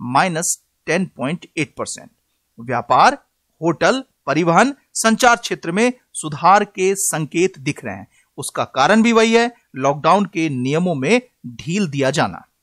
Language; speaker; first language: Hindi; native; Hindi